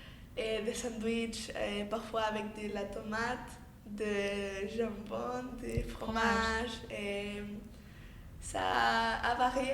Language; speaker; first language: French; non-native, fluent; Spanish